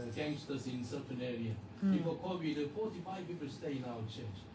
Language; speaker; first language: English; non-native, learner; Korean